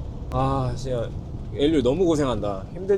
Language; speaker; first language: Korean; native; Korean